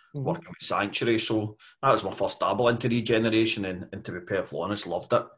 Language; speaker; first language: English; native; English